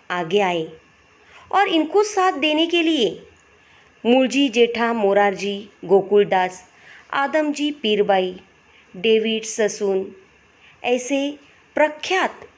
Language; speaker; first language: Hindi; non-native, local second language; Marathi